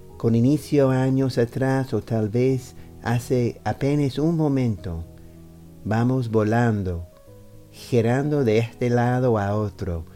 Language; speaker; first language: Spanish; non-native, fluent; English